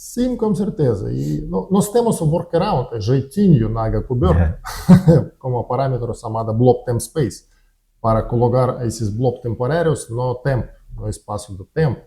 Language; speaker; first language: Portuguese; non-native, learner; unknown